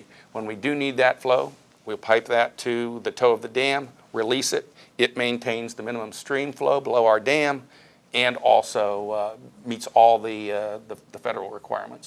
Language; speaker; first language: English; native; English